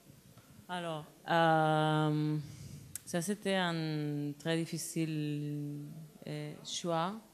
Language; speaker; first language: French; non-native, learner; Spanish